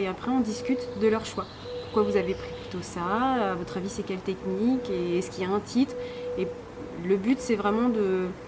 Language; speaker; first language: French; native; French